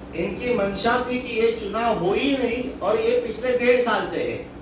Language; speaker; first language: Hindi; non-native, local second language; Marathi